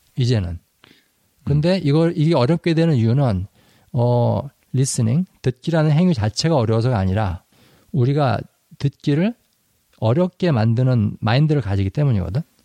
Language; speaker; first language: Korean; native; Korean